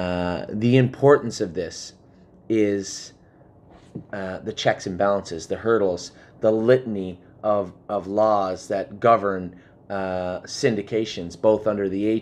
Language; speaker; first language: English; native; English